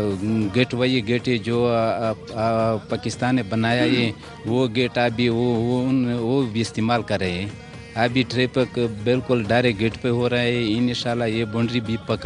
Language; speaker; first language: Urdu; non-native, local second language; Pashto